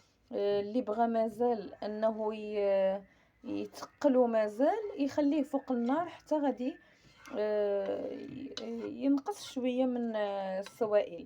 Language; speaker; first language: Arabic; native; Arabic